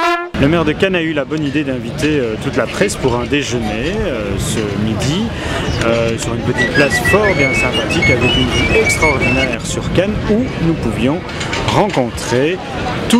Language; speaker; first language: French; native; French